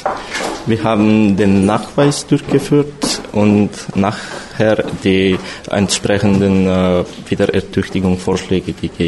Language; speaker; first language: German; non-native, fluent; Romanian